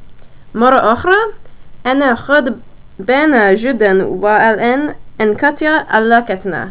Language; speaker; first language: Arabic; non-native, learner; English